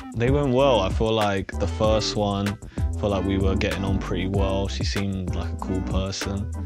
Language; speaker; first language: English; native; English